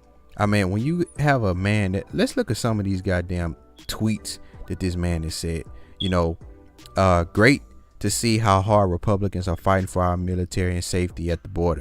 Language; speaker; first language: English; native; English